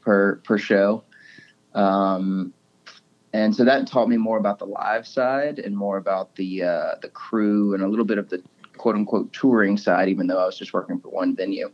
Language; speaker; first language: English; native; English